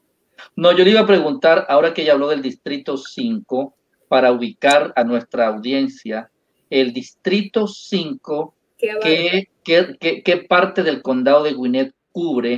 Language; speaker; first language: Spanish; native; Spanish